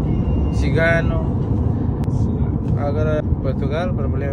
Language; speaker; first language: Portuguese; non-native, learner; Nepali